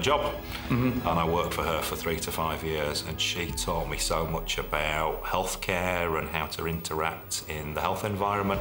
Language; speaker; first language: English; native; English